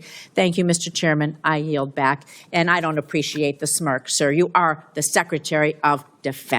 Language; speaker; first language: English; native; English